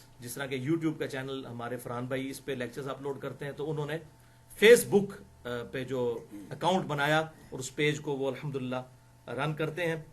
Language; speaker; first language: Urdu; non-native, local second language; Punjabi